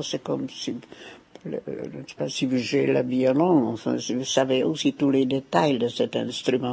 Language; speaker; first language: French; non-native, fluent; German